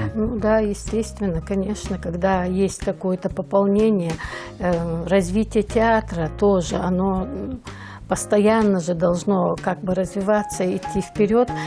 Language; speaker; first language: Russian; non-native, local second language; Ingush